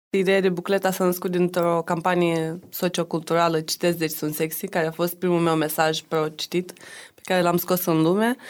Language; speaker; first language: Romanian; native; Romanian